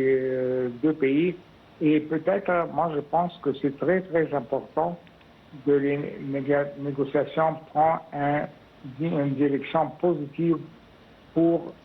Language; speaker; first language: French; non-native, fluent; Arabic